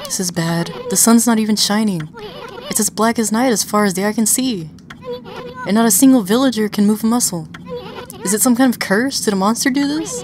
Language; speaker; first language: English; native; English